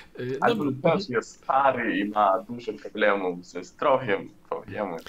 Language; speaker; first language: Polish; non-native, learner; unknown